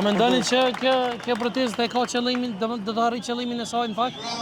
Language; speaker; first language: Albanian; native; Albanian